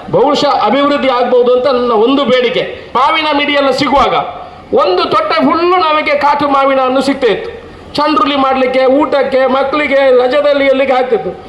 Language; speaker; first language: Kannada; non-native, local second language; Tulu